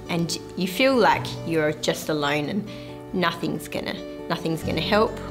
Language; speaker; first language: English; native; English